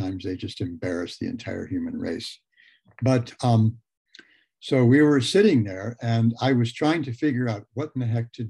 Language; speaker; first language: English; native; English